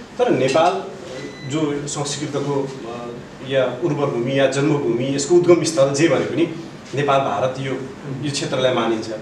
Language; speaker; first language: Nepali; native; Nepali